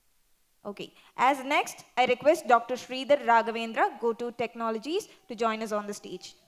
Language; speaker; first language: English; non-native, local second language; Tamil